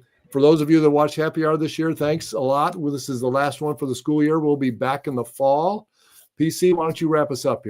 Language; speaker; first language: English; native; English